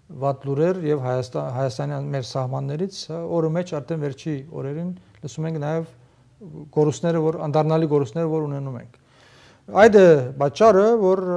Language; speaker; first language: Armenian; early bilingual, heritage; Armenian